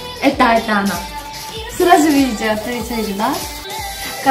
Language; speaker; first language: Russian; non-native, learner; Korean